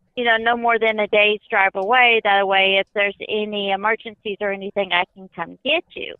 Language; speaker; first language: English; native; English